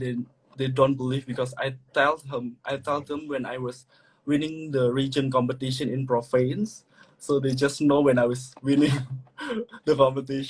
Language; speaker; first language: English; non-native, learner; Indonesian